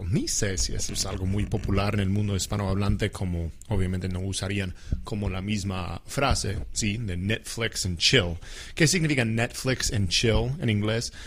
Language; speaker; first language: Spanish; non-native, fluent; English